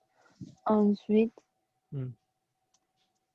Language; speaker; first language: French; non-native, learner; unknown